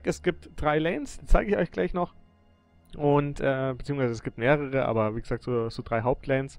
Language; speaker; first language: German; native; German